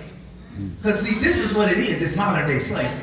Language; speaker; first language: English; native; English